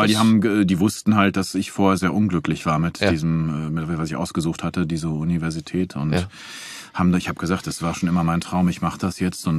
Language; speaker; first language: German; native; German